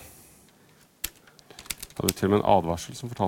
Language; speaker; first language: Norwegian; native; Norwegian